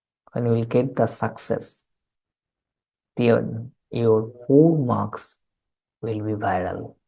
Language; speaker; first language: English; non-native, local second language; Bangla